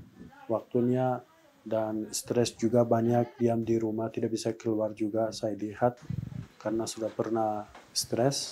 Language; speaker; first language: Indonesian; non-native, learner; Persian